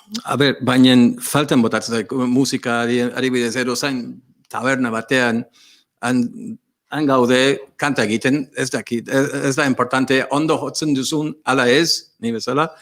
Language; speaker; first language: Basque; non-native, learner; English